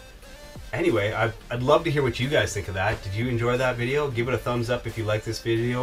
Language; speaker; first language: English; native; English